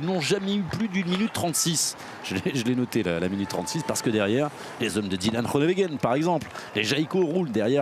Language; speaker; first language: French; native; French